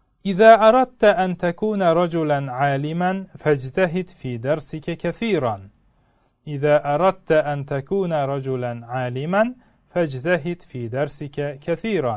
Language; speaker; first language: Arabic; non-native, fluent; Uzbek